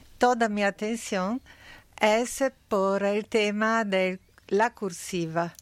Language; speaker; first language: Spanish; non-native, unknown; Italian